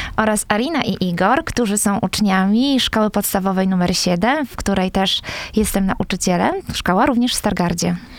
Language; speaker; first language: Polish; native; Polish